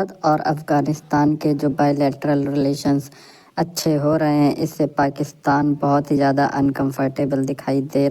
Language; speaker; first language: Hindi; native; Hindi